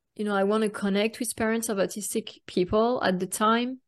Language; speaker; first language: English; non-native, fluent; French